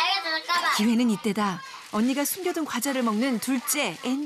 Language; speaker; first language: Korean; native; Korean